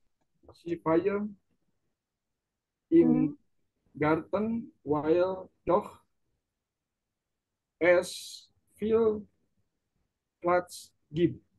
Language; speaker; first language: German; non-native, learner; Indonesian